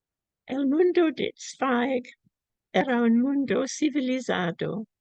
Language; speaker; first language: Spanish; non-native, fluent; English